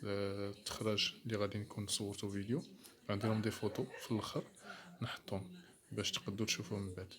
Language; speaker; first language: Arabic; native; Arabic